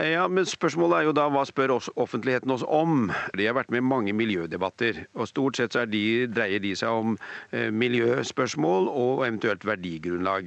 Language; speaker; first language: Norwegian; native; Norwegian